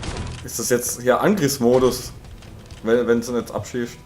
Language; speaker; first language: German; native; German